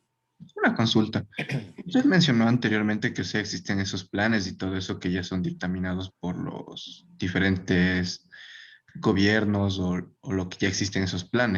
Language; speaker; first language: Spanish; native; Spanish